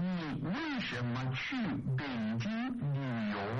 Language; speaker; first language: Chinese; non-native, learner; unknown